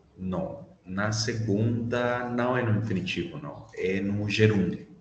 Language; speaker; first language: Portuguese; non-native, fluent; Spanish